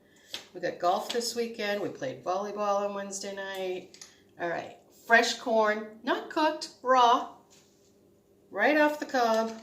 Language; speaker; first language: English; native; English